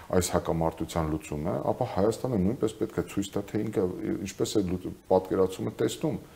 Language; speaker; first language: Armenian; native; Armenian